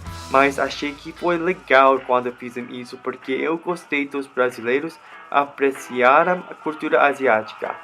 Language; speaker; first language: Portuguese; non-native, learner; English